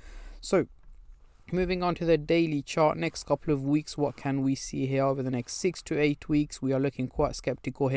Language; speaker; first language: English; native; English